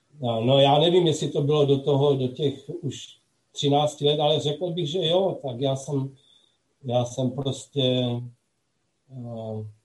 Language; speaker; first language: Czech; non-native, local second language; Slovak